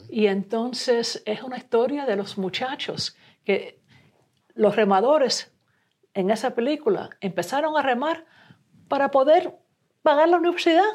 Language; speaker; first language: Spanish; early bilingual, heritage; Spanish